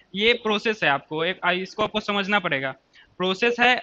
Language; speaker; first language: Hindi; native; Hindi